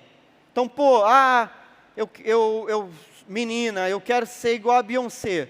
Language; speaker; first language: Portuguese; native; Portuguese